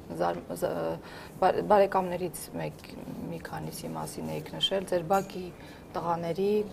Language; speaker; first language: Armenian; native; Armenian